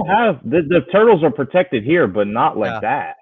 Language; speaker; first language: English; native; English